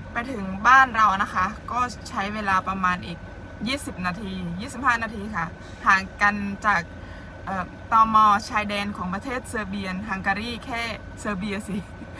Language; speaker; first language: Thai; native; Thai